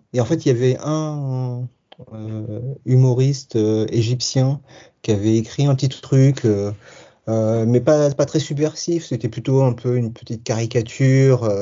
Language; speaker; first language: French; early bilingual, other home language; Tachelhit